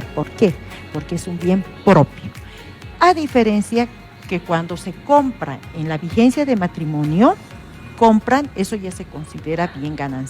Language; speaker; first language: Spanish; native; Spanish